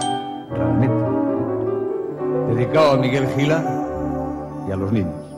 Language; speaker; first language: Spanish; native; Spanish